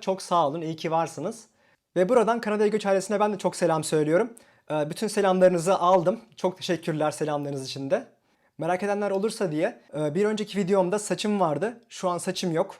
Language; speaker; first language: Turkish; native; Turkish